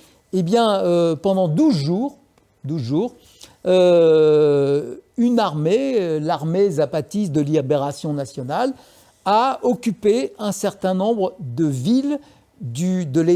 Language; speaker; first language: French; native; French